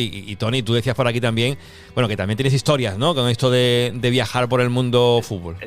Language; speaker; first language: Spanish; native; Spanish